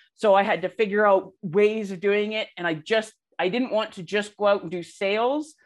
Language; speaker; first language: English; native; English